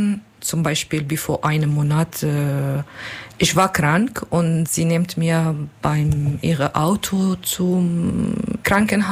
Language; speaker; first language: German; non-native, learner; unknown